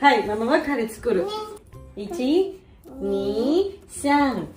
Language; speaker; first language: Japanese; non-native, learner; Georgian